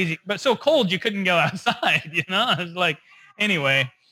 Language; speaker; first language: English; native; English